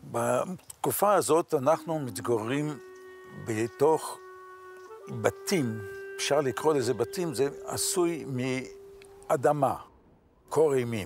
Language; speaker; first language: Hebrew; non-native, fluent; Yiddish